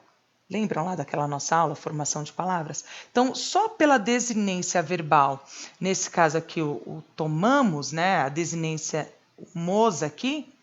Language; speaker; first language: Portuguese; native; Portuguese